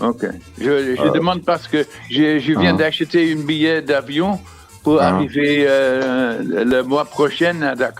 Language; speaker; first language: French; non-native, fluent; Dutch